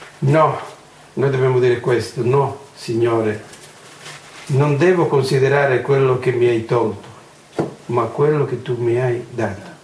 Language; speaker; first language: Italian; non-native, fluent; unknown